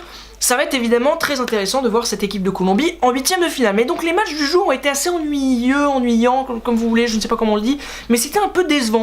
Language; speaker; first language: French; native; French